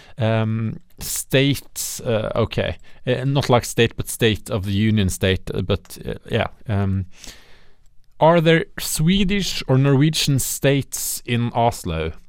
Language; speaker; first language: English; non-native, fluent; Norwegian